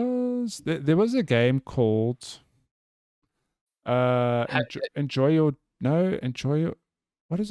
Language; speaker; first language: English; native; English